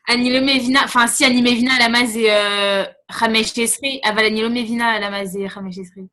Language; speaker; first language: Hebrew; non-native, learner; French